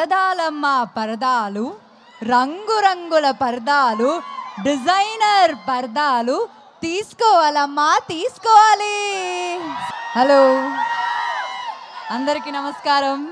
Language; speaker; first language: Telugu; non-native, fluent; Malayalam